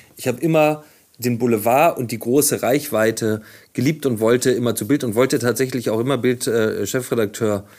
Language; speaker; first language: German; native; German